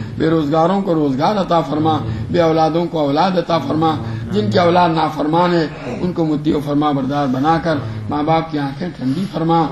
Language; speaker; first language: Urdu; non-native, local second language; Gujarati